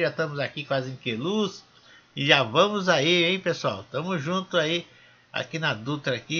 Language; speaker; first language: Portuguese; native; Portuguese